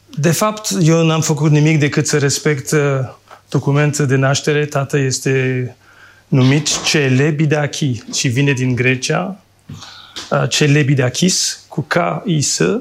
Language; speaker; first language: Romanian; non-native, fluent; French